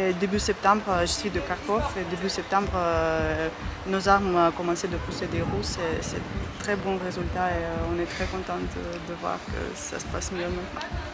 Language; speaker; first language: French; non-native, fluent; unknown